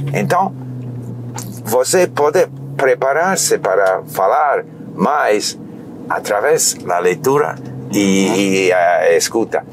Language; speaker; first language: Portuguese; non-native, fluent; English